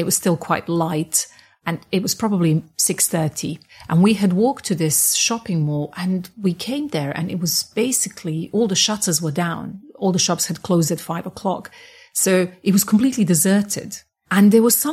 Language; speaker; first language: English; non-native, fluent; Bosnian